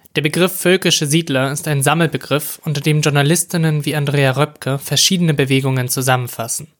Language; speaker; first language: German; native; German